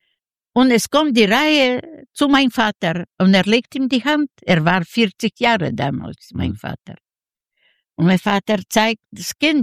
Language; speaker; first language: German; non-native, learner; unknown